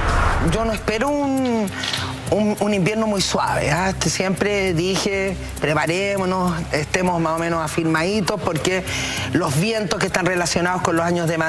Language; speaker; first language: Spanish; native; Spanish